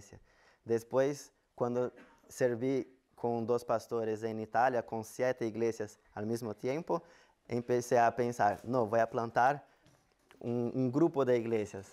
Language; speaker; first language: Spanish; non-native, fluent; Portuguese